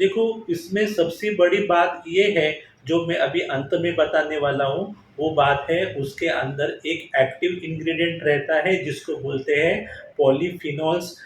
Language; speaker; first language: Hindi; non-native, local second language; Marathi